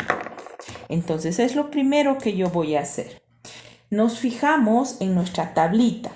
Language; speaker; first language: Spanish; native; Spanish